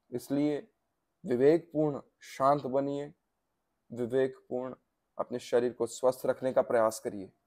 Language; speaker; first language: Hindi; non-native, local second language; Gujarati